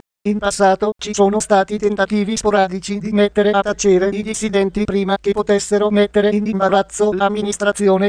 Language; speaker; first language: Italian; native; Italian